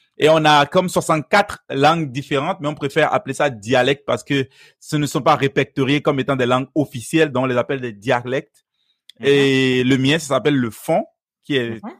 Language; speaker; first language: French; non-native, local second language; Fon